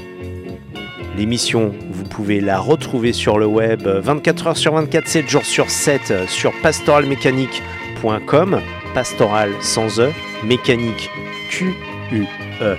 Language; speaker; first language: French; native; French